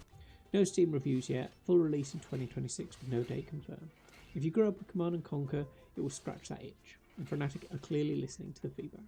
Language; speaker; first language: English; native; English